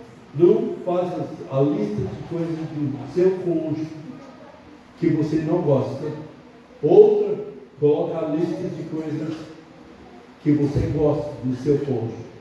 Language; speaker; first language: Portuguese; non-native, fluent; English